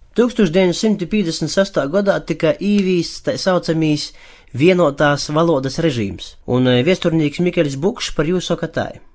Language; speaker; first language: Latvian; native; Latvian